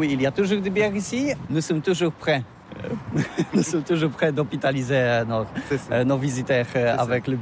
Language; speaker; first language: French; non-native, learner; Polish